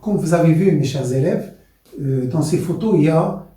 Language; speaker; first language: French; non-native, local second language; Arabic